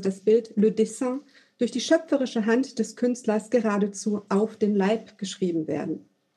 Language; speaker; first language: German; native; German